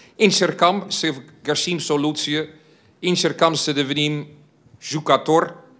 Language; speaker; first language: Romanian; non-native, fluent; Dutch